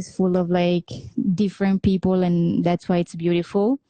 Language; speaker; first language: English; non-native, fluent; Italian